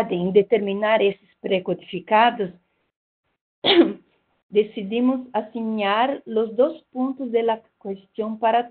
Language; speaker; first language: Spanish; non-native, fluent; Portuguese